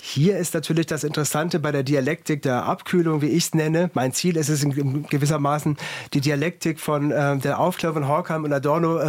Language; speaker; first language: German; native; German